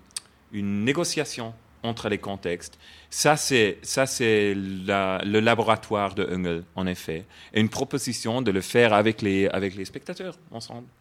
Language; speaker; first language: French; non-native, fluent; German